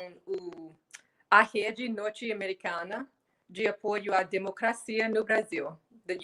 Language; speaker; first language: Portuguese; non-native, fluent; English